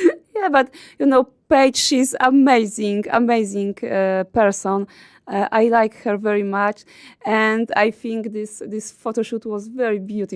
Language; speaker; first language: English; non-native, learner; Polish